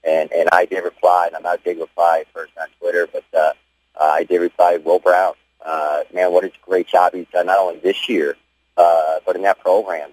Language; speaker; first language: English; native; English